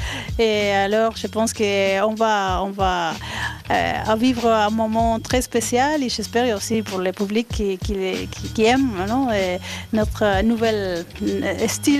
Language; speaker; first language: French; non-native, learner; Spanish